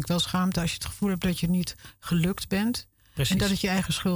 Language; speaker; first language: Dutch; native; Dutch